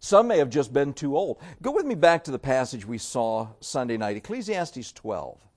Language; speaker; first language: English; native; English